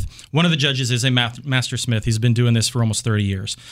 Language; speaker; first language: English; native; English